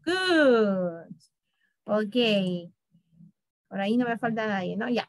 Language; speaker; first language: Spanish; native; Spanish